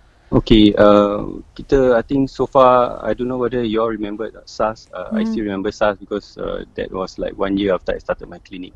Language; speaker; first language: English; non-native, local second language; Malay